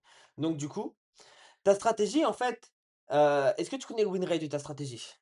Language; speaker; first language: French; native; French